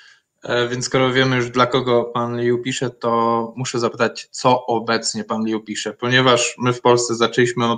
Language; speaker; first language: Polish; native; Polish